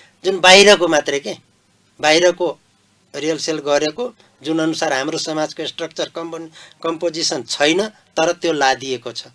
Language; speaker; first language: Nepali; non-native, local second language; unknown